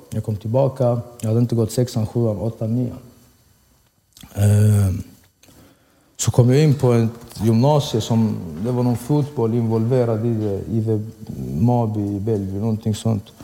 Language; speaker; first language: Swedish; early bilingual, other home language; Arabic